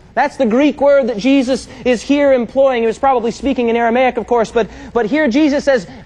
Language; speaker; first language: English; native; English